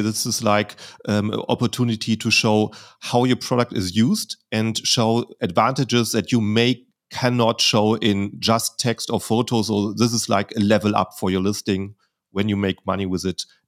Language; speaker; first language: English; non-native, fluent; German